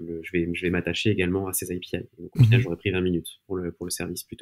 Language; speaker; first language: French; native; French